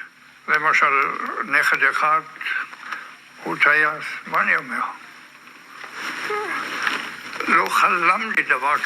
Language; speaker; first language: Hebrew; non-native, learner; German